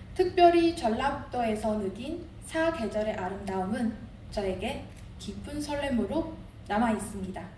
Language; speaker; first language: Korean; non-native, fluent; Chinese